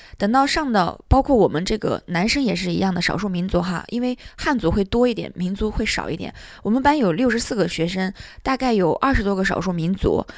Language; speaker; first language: Chinese; native; Chinese